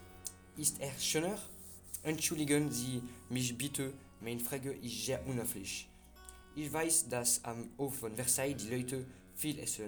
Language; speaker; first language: German; non-native, learner; French